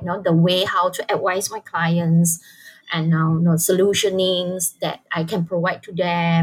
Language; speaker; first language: English; non-native, local second language; Chinese